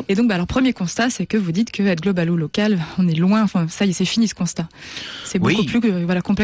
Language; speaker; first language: French; native; French